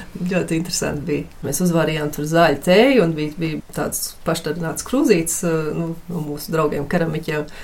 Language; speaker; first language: Latvian; early bilingual, heritage; Latvian